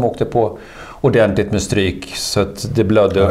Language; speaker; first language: Swedish; native; Swedish